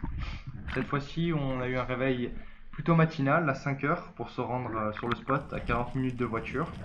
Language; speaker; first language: French; native; French